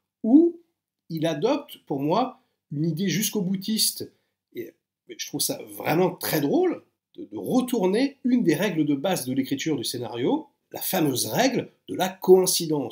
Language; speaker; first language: French; native; French